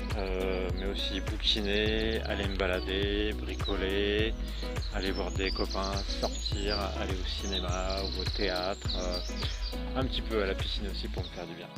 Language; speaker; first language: French; native; French